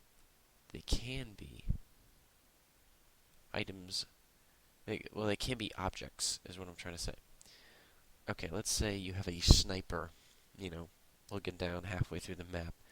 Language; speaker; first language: English; native; English